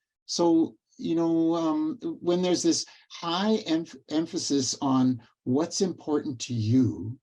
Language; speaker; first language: English; native; English